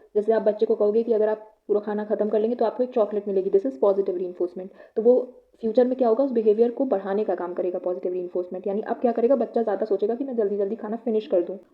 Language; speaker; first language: Hindi; native; Hindi